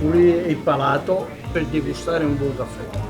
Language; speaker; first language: Italian; native; Italian